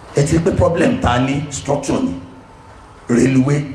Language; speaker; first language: English; non-native, local second language; Yoruba